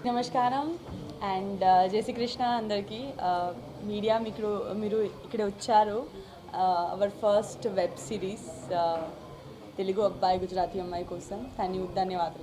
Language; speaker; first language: Telugu; non-native, local second language; Gujarati